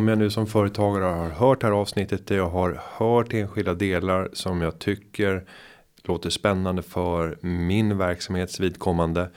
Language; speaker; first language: Swedish; native; Swedish